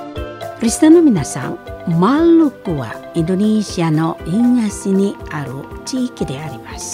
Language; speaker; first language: Japanese; non-native, fluent; Indonesian